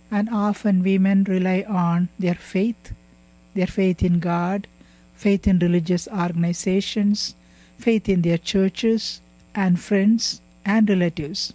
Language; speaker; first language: English; non-native, local second language; Tamil